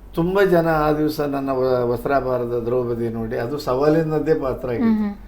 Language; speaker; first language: Kannada; native; Kannada